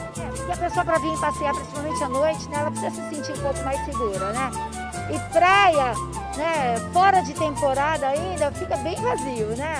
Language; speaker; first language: Portuguese; native; Portuguese